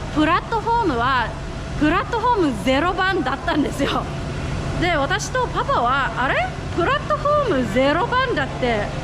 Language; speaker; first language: Japanese; non-native, fluent; Thai